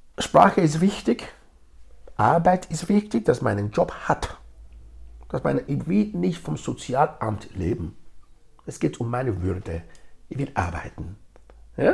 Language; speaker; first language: German; non-native, fluent; Bini